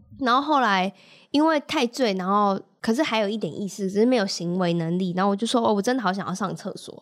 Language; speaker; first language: Chinese; native; Chinese